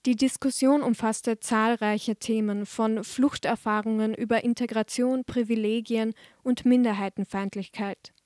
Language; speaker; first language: German; native; German